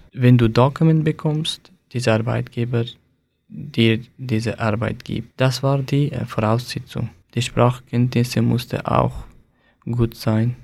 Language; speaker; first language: German; non-native, learner; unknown